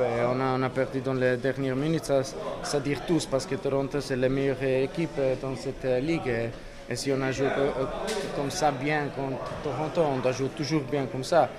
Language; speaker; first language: French; non-native, learner; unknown